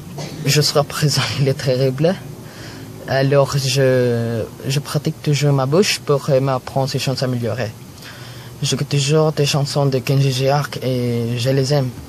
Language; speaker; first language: French; non-native, learner; Filipino